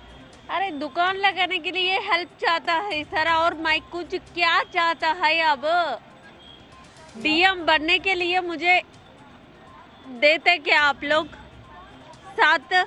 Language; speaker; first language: Hindi; non-native, local second language; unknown